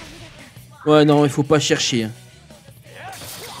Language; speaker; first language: French; native; French